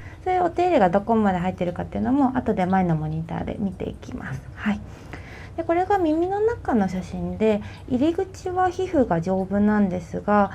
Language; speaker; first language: Japanese; native; Japanese